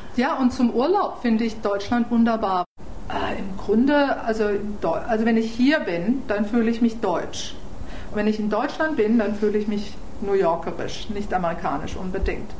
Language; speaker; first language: German; native; German